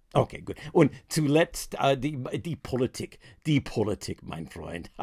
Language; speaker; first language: German; non-native, fluent; English